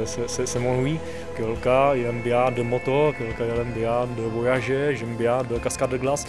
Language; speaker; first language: French; non-native, learner; Czech